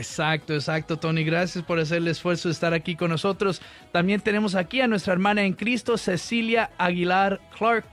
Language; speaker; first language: Spanish; early bilingual, heritage; Spanish